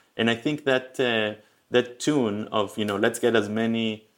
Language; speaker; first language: English; early bilingual, other home language; Spanish